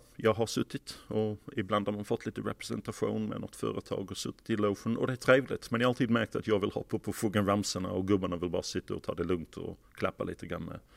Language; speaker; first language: Swedish; non-native, fluent; English